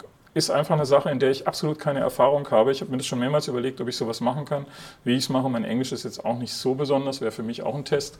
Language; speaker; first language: German; native; German